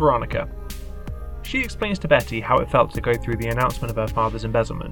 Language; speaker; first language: English; native; English